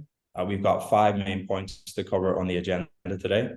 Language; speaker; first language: English; native; English